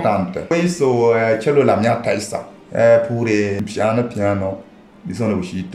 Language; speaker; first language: Italian; non-native, learner; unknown